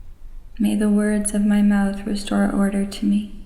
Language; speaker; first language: English; native; English